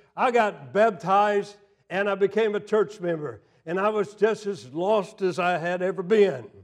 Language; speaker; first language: English; native; English